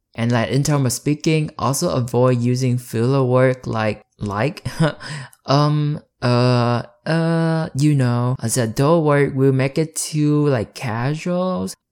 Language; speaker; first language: English; early bilingual, other home language; Vietnamese